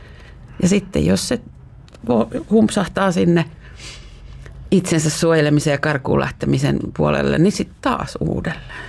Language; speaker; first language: Finnish; native; Finnish